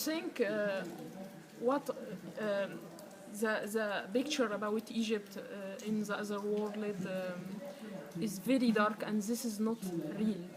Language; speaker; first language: English; non-native, learner; Arabic